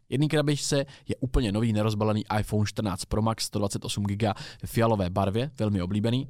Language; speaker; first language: Czech; native; Czech